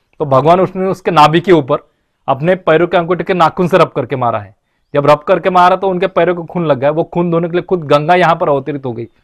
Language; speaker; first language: Hindi; non-native, local second language; Marathi